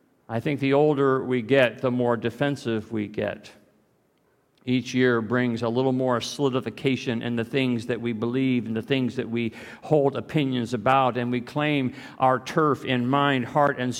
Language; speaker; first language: English; native; English